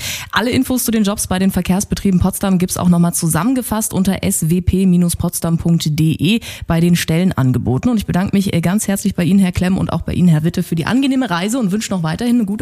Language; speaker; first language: German; native; German